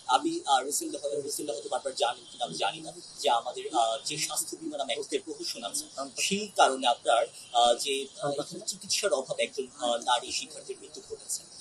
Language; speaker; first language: Bangla; non-native, local second language; Chakma